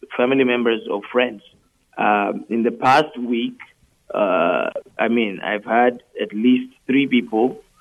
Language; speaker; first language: English; non-native, local second language; Yoruba